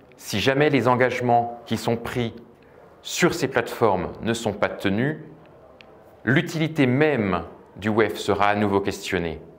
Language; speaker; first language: French; native; French